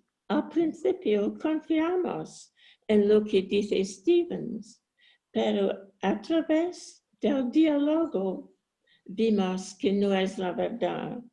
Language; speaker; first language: Spanish; non-native, learner; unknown